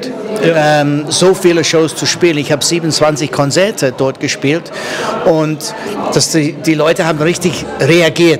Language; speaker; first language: German; non-native, fluent; English